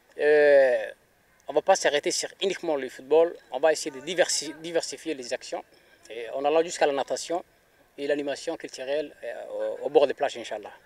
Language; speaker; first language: French; non-native, local second language; Somali